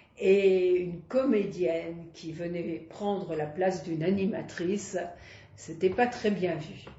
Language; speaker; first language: French; native; French